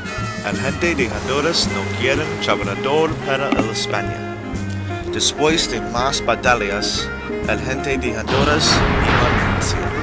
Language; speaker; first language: Spanish; non-native, learner; English